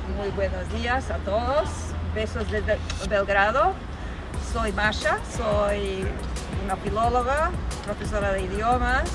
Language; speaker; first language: Spanish; non-native, fluent; Serbian